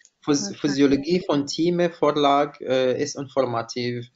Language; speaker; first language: German; non-native, fluent; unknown